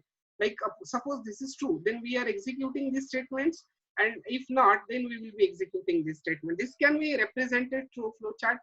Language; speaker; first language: English; non-native, local second language; Marathi